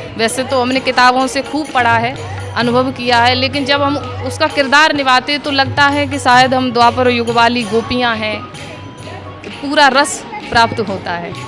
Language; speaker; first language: Hindi; native; Hindi